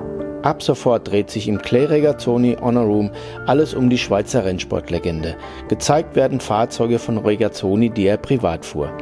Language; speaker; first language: German; native; German